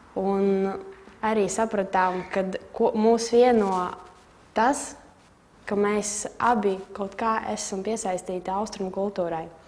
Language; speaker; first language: Latvian; non-native, local second language; Russian